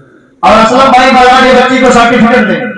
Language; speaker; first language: Hindi; native; Hindi